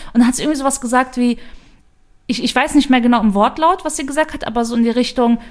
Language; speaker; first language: German; early bilingual, other home language; Turkish